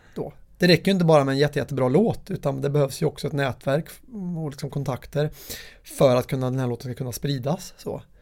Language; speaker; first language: Swedish; native; Swedish